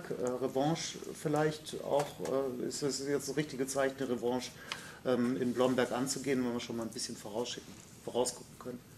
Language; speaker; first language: German; native; German